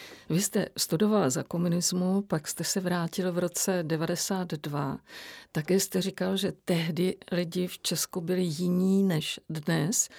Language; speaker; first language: Czech; native; Czech